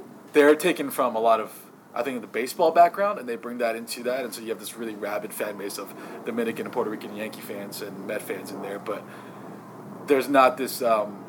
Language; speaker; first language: English; native; English